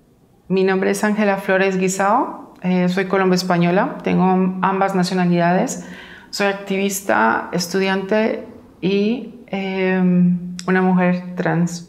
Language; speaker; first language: Spanish; native; Spanish